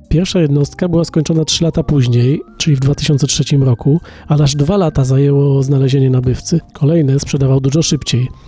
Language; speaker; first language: Polish; native; Polish